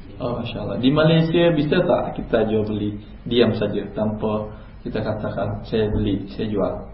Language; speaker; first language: Indonesian; non-native, local second language; Minangkabau